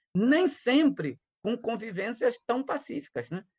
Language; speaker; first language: Portuguese; non-native, local second language; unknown